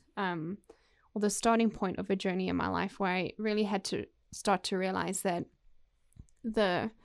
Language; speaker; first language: English; native; English